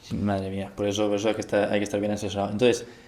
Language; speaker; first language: Spanish; native; Spanish